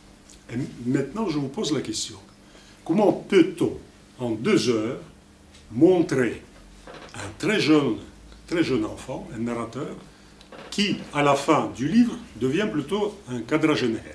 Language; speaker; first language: French; non-native, fluent; Russian